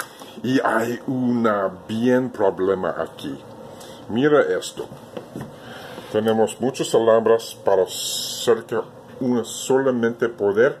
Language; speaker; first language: Spanish; non-native, learner; English